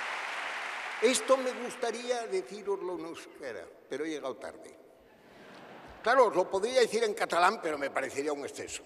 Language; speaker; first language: Spanish; native; Spanish